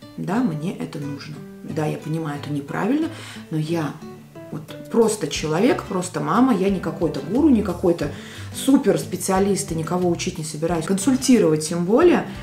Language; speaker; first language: Russian; non-native, local second language; Latvian